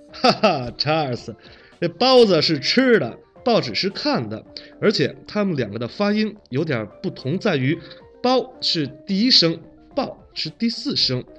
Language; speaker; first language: Chinese; native; Chinese